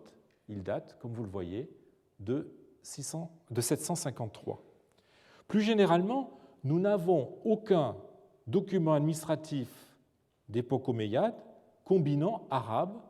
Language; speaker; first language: French; native; French